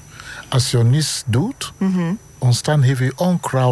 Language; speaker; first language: Dutch; non-native, fluent; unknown